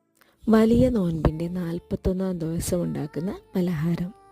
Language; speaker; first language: Malayalam; native; Malayalam